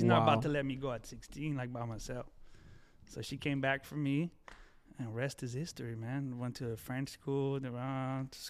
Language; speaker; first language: English; early bilingual, other home language; French